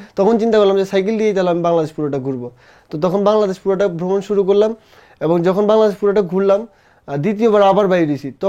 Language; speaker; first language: Bangla; native; Bangla